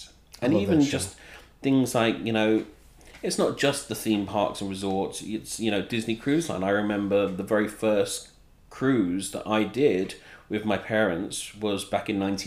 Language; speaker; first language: English; native; English